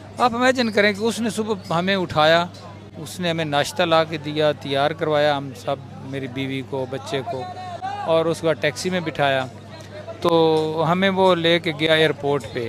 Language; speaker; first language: Urdu; non-native, local second language; Punjabi